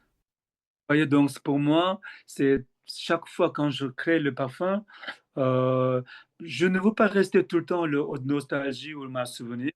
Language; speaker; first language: French; non-native, fluent; Korean